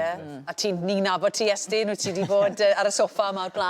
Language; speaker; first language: Welsh; native; Welsh